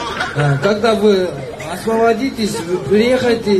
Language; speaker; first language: Russian; non-native, local second language; Kyrgyz